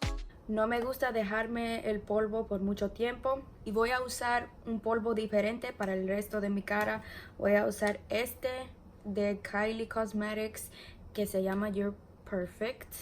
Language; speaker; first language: Spanish; early bilingual, heritage; English